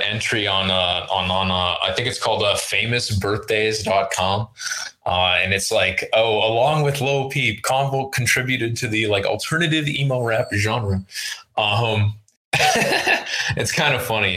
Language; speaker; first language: English; early bilingual, other home language; Russian